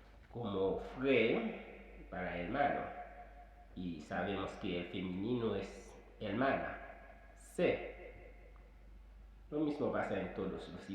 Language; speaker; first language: Spanish; non-native, fluent; Haitian Creole